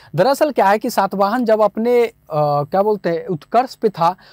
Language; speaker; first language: Hindi; native; Hindi